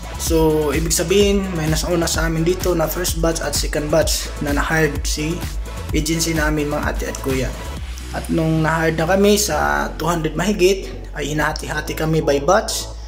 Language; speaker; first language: Filipino; non-native, local second language; Cebuano